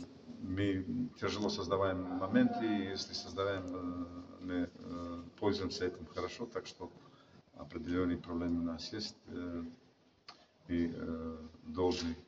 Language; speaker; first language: Russian; non-native, fluent; Bosnian